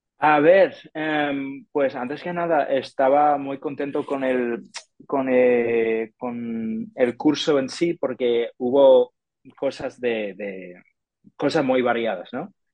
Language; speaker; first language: Spanish; non-native, fluent; English